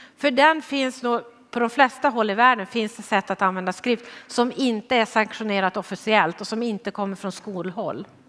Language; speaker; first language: Swedish; native; Swedish